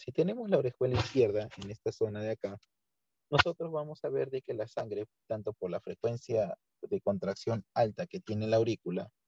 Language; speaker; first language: Spanish; native; Spanish